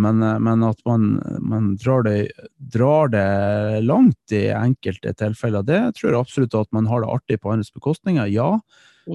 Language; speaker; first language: Norwegian; early bilingual, other home language; Dutch